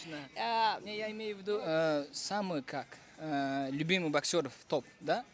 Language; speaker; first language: Russian; non-native, fluent; Uzbek